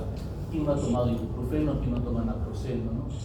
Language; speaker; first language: Spanish; native; Spanish